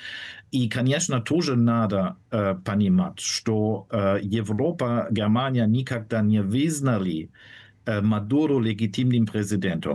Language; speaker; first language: Russian; non-native, fluent; German